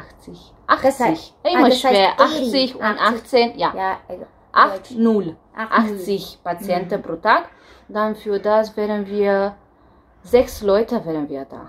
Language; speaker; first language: German; non-native, fluent; Romanian